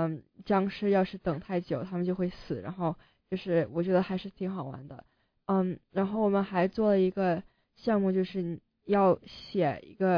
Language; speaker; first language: Chinese; early bilingual, heritage; Chinese